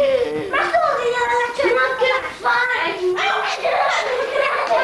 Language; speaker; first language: Italian; native; Italian